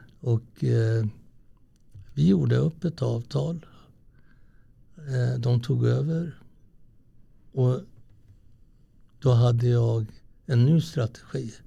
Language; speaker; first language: Swedish; early bilingual, other home language; Italian